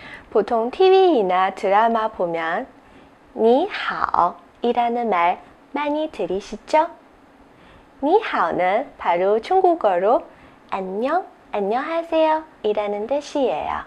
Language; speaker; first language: Korean; non-native, fluent; Chinese